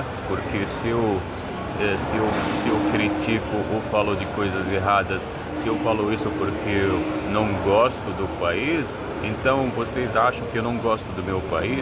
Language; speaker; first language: Portuguese; non-native, fluent; Arabic